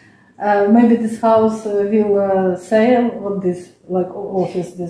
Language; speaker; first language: English; non-native, learner; Russian